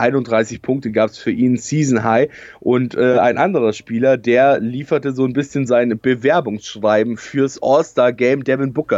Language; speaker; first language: German; native; German